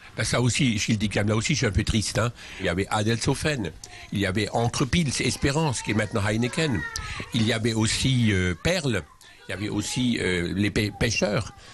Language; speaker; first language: French; non-native, local second language; Swiss German